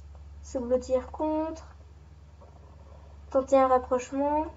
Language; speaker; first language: French; native; French